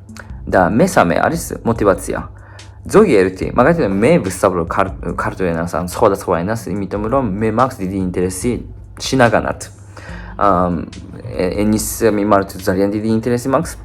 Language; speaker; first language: Georgian; non-native, fluent; Japanese